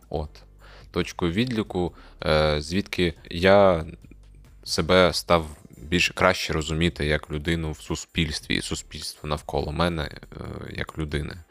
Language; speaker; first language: Ukrainian; non-native, local second language; Russian